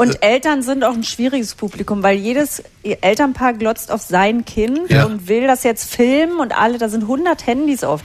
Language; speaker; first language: German; native; German